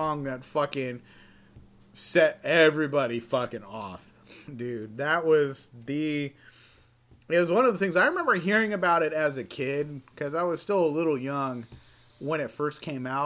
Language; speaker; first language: English; native; English